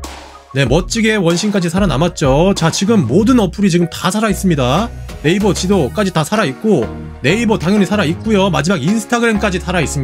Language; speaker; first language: Korean; native; Korean